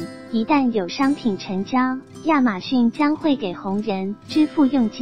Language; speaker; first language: Chinese; native; Chinese